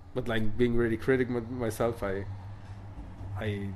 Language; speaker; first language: English; non-native, fluent; Italian